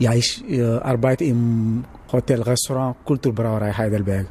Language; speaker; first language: German; non-native, learner; Wolof